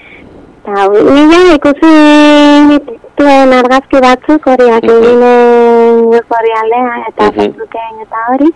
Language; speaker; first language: Basque; non-native, local second language; Spanish